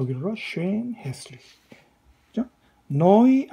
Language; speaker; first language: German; non-native, fluent; Korean